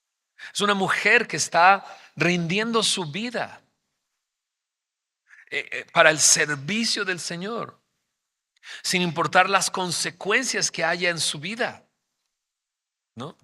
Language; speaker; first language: Spanish; native; Spanish